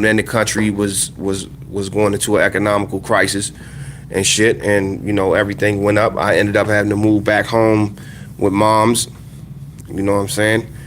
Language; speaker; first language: English; native; English